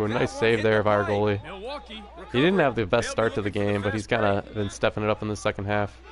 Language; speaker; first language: English; native; English